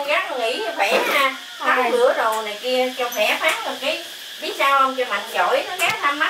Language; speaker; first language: Vietnamese; native; Vietnamese